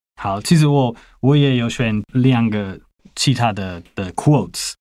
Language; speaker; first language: Chinese; non-native, fluent; English